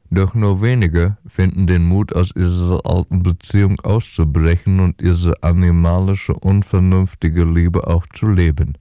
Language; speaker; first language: German; native; German